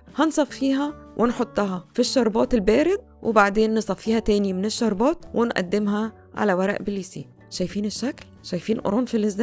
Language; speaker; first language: Arabic; native; Arabic